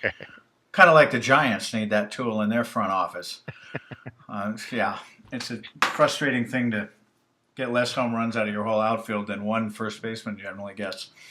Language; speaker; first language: English; native; English